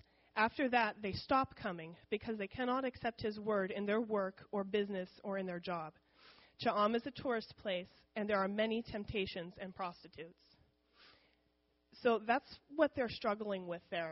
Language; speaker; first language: English; native; English